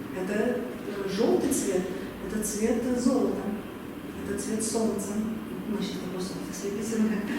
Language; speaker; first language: Russian; native; Russian